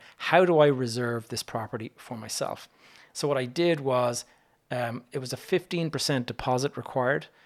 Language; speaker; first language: English; native; English